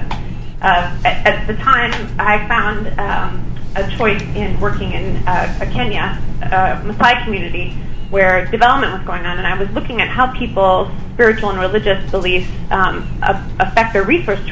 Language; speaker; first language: English; native; English